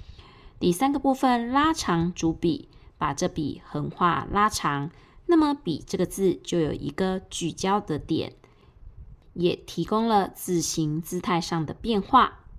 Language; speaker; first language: Chinese; native; Chinese